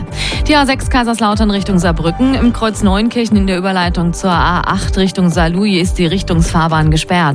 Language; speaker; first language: German; native; German